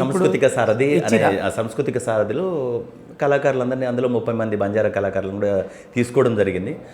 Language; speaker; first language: Telugu; non-native, local second language; Lambadi